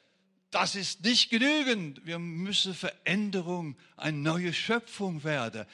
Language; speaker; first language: German; non-native, fluent; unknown